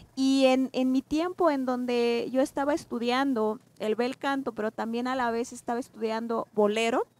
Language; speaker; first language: Spanish; non-native, local second language; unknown